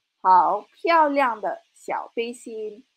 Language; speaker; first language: Chinese; non-native, fluent; Malay